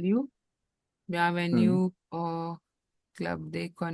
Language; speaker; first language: French; non-native, learner; Hindi